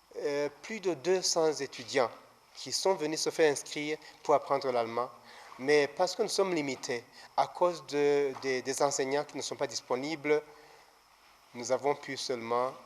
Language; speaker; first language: French; non-native, local second language; Rundi